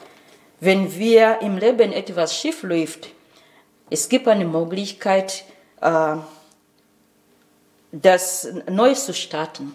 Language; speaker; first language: German; non-native, learner; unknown